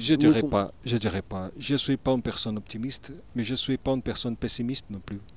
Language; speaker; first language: French; non-native, learner; Portuguese